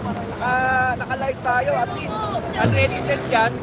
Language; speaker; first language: Filipino; native; Filipino